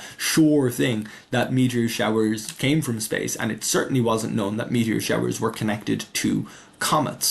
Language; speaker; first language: English; native; English